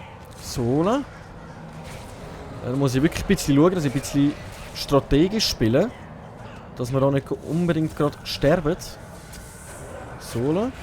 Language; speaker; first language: German; native; German